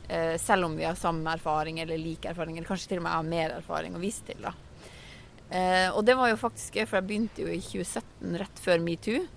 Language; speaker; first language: Norwegian; native; Norwegian